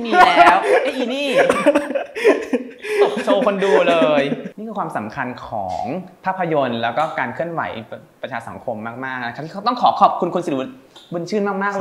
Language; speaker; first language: Thai; native; Thai